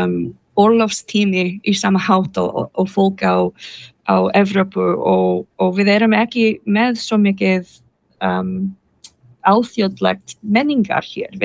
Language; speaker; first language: Icelandic; non-native, fluent; English